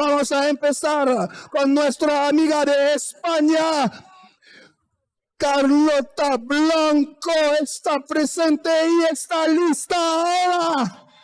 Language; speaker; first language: Spanish; non-native, learner; French